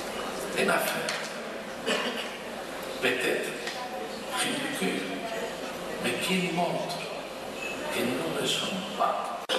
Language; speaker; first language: French; non-native, fluent; Spanish